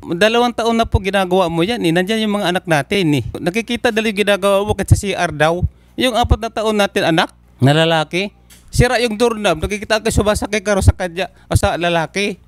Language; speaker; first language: Filipino; native; Filipino